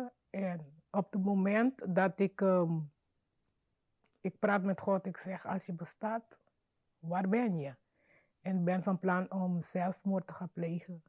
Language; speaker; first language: Dutch; non-native, learner; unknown